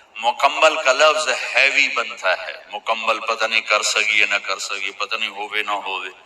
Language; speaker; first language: Urdu; non-native, local second language; Punjabi